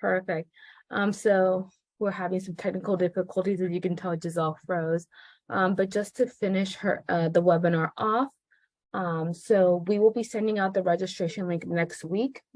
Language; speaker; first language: English; native; English